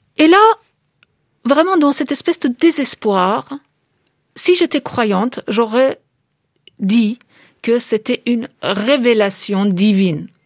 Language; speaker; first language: French; non-native, fluent; Persian